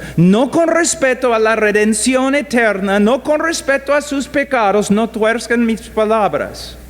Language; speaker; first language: Spanish; non-native, fluent; English